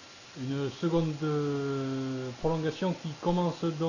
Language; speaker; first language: French; native; French